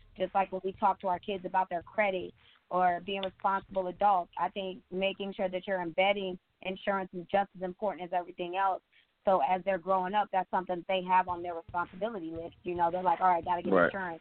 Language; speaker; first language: English; native; English